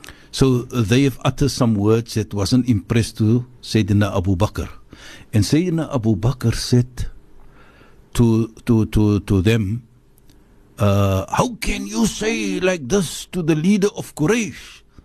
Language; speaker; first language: English; native; English